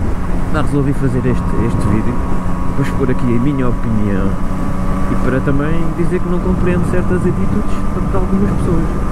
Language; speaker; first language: Portuguese; native; Portuguese